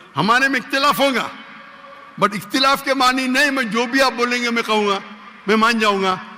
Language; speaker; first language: Urdu; non-native, local second language; Konkani